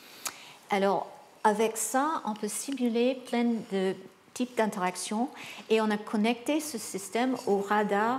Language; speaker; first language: French; non-native, fluent; English